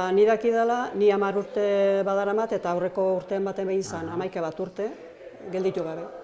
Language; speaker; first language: Basque; native; Basque